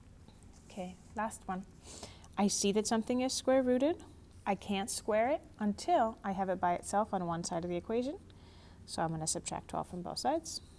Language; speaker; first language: English; native; English